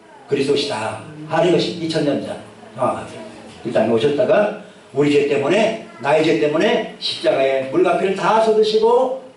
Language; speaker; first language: Korean; native; Korean